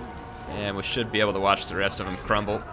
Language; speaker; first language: English; native; English